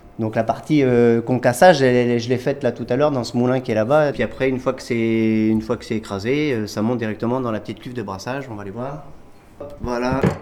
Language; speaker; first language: French; native; French